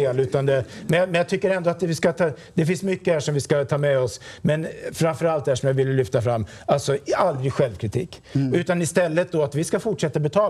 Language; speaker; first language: Swedish; native; Swedish